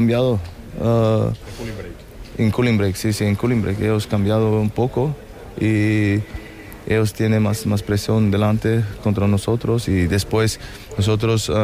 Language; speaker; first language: Spanish; non-native, fluent; German